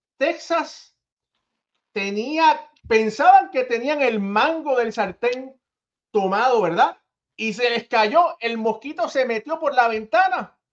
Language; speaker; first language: Spanish; native; Spanish